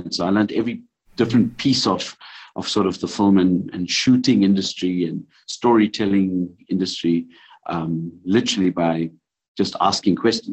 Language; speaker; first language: English; native; English